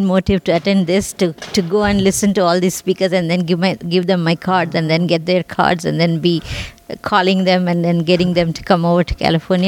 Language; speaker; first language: English; non-native, local second language; Tamil